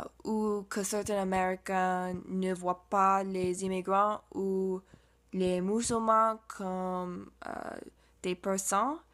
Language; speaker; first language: French; non-native, learner; English